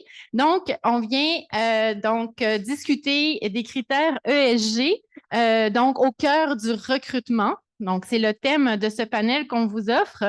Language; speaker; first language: French; native; French